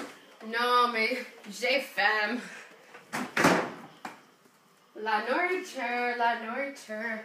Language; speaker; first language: French; non-native, learner; English